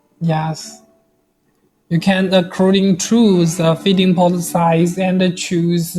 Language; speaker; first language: English; non-native, learner; Chinese